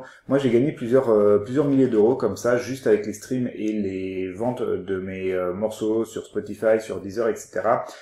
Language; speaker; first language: French; native; French